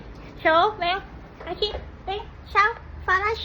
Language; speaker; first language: Portuguese; non-native, learner; Thai